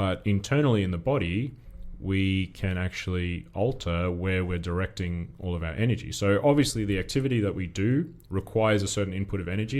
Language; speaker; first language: English; native; English